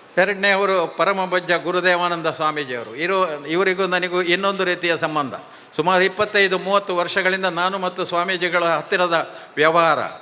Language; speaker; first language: Kannada; non-native, local second language; Tulu